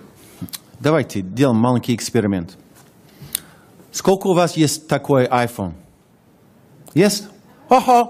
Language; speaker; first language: Russian; non-native, learner; English